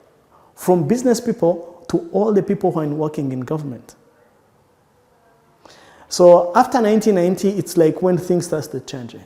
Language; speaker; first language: English; non-native, local second language; Kinyarwanda